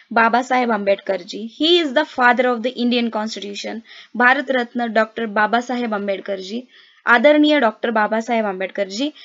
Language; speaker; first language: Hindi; non-native, local second language; Marathi